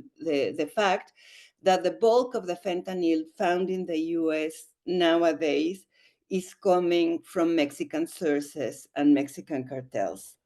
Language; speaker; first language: English; non-native, fluent; Spanish